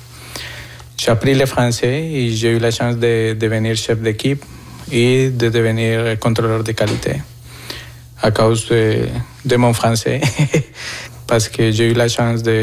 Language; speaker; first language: French; non-native, fluent; Spanish